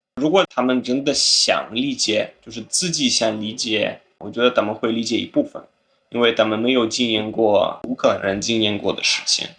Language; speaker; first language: Chinese; non-native, fluent; Ukrainian